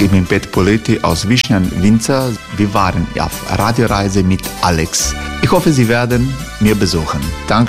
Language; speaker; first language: German; non-native, learner; Croatian